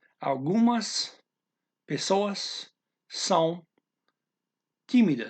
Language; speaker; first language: Portuguese; non-native, learner; English